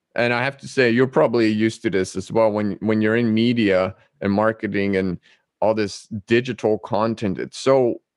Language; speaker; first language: English; non-native, fluent; Dutch